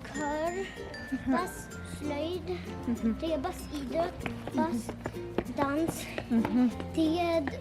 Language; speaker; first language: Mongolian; early bilingual, heritage; Mongolian